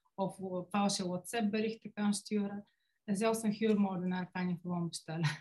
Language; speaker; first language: Dutch; non-native, fluent; Bulgarian